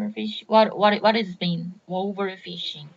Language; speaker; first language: English; non-native, learner; Korean